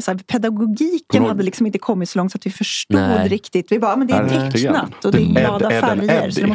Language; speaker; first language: Swedish; native; Swedish